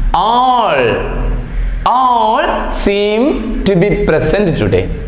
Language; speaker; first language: English; non-native, local second language; Malayalam